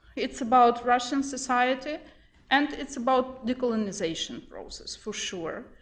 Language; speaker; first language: English; non-native, fluent; Ukrainian